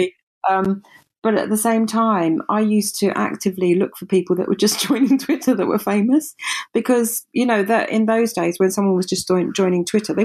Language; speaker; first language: English; native; English